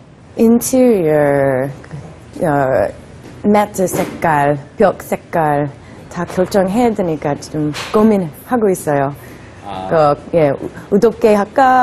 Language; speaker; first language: Korean; early bilingual, heritage; English